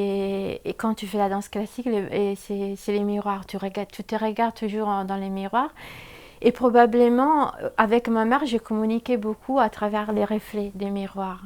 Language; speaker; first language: French; non-native, fluent; Italian